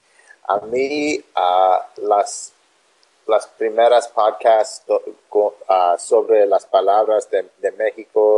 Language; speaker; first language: Spanish; non-native, learner; English